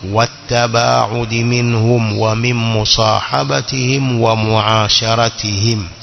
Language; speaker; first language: Arabic; non-native, fluent; Swahili